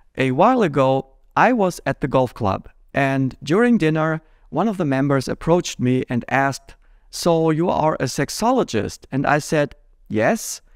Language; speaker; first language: English; non-native, fluent; German